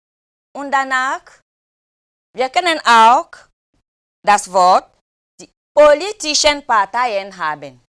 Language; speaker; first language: German; non-native, learner; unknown